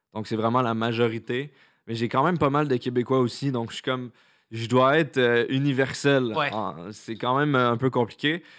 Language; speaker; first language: French; native; French